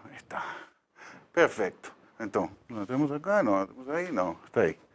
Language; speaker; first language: Portuguese; non-native, learner; Spanish